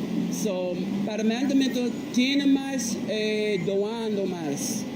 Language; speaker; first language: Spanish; non-native, learner; Portuguese